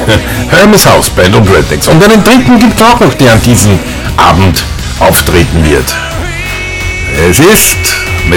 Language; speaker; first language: German; native; German